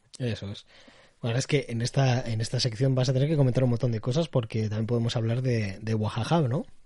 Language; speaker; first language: Spanish; native; Spanish